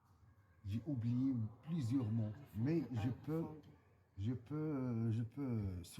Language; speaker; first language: French; non-native, learner; Arabic